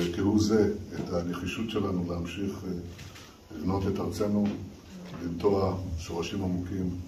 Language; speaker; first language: Hebrew; early bilingual, heritage; Hebrew